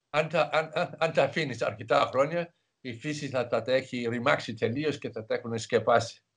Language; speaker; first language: Greek; non-native, fluent; English